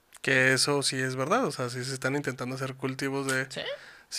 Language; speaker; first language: Spanish; native; Spanish